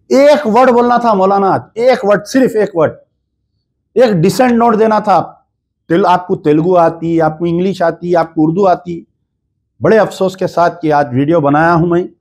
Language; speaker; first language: Urdu; native; Urdu